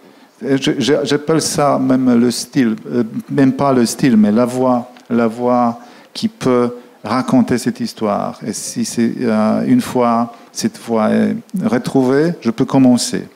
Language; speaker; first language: French; non-native, fluent; Polish